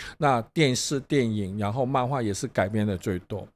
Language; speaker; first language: Chinese; non-native, local second language; Cantonese